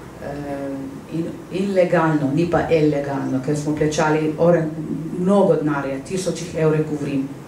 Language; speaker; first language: Slovenian; non-native, fluent; Arabic